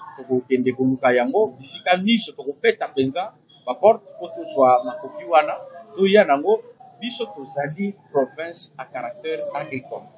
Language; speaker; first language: Lingala; non-native, local second language; Kongo